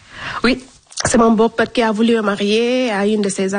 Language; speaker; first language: French; non-native, local second language; Fula